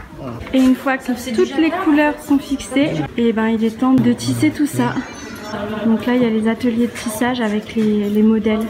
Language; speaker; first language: French; native; French